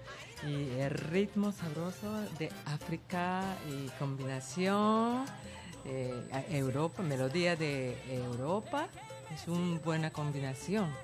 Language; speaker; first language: Spanish; non-native, learner; Japanese